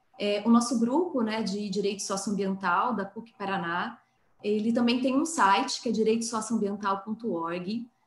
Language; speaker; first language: Portuguese; native; Portuguese